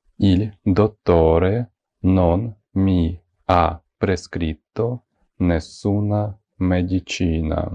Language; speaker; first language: Italian; non-native, fluent; Ukrainian